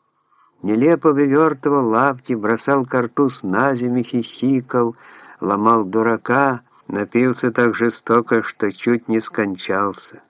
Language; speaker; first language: Russian; native; Russian